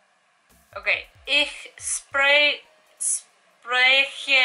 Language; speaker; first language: German; non-native, learner; English